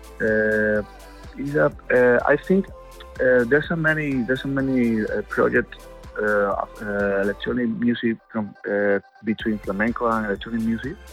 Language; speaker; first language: English; non-native, learner; Spanish